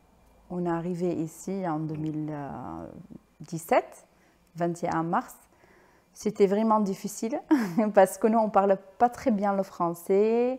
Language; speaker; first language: French; non-native, learner; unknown